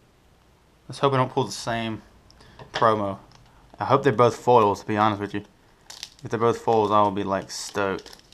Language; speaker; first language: English; native; English